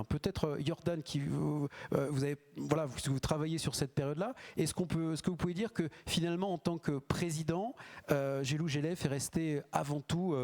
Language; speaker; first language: French; native; French